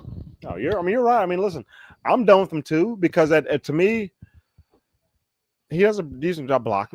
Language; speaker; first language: English; native; English